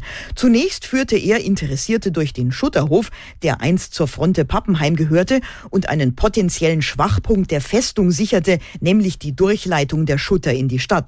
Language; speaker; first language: German; native; German